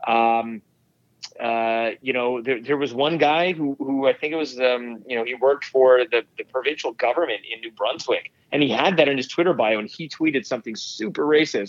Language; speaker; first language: English; native; English